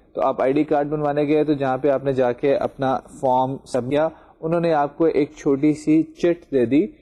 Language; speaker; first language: Urdu; native; Urdu